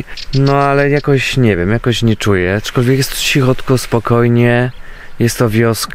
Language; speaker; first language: Polish; native; Polish